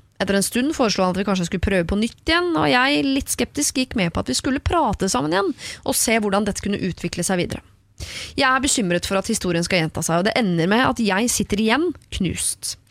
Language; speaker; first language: Norwegian; native; Norwegian